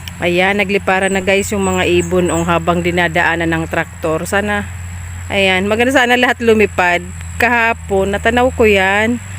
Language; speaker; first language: Filipino; non-native, local second language; Bikol